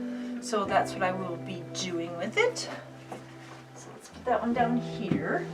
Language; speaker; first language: English; native; English